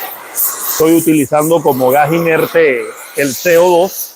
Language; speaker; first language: Spanish; native; Spanish